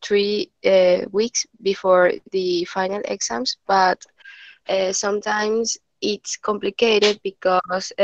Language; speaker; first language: English; non-native, learner; Spanish